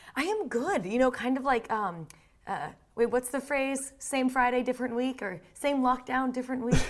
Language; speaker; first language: English; native; English